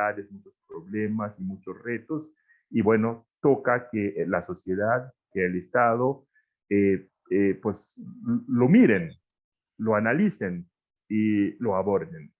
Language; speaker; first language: Spanish; non-native, fluent; Haitian Creole